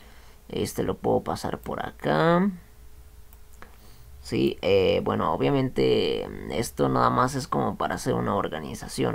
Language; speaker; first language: Spanish; native; Spanish